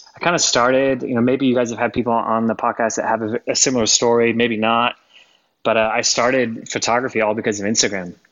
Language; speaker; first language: English; native; English